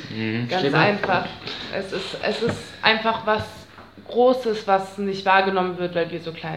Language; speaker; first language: German; native; German